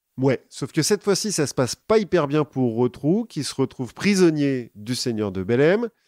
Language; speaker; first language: French; native; French